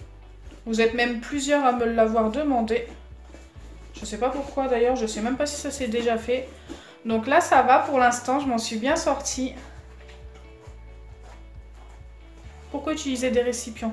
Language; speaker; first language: French; native; French